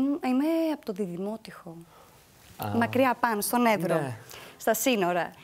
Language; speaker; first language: Greek; native; Greek